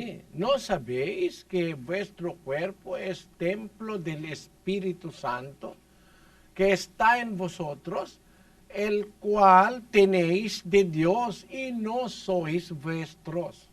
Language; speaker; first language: Spanish; non-native, learner; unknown